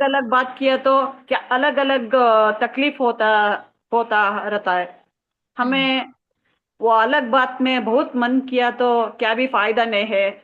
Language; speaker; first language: Hindi; non-native, local second language; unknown